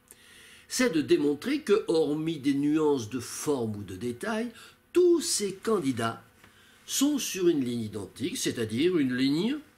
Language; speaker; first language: French; native; French